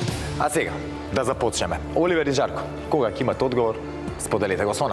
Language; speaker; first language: Macedonian; native; Macedonian